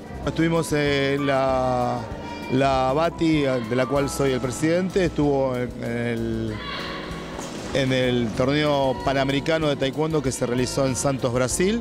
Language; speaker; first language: Spanish; native; Spanish